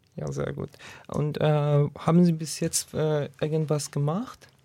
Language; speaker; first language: German; non-native, learner; Persian